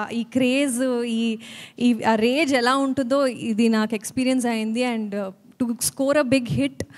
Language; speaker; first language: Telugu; non-native, learner; Kannada